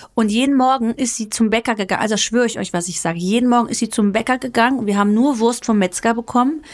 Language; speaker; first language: German; early bilingual, other home language; Greek